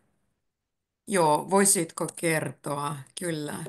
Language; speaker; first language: Finnish; native; Finnish